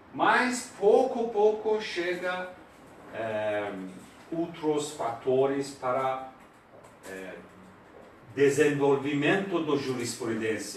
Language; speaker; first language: Portuguese; non-native, learner; Persian